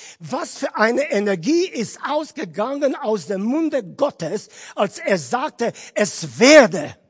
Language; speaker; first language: German; non-native, fluent; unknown